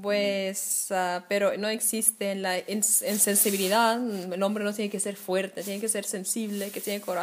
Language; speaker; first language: Spanish; non-native, fluent; Arabic